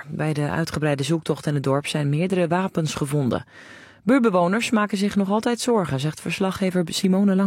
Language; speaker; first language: Dutch; native; Dutch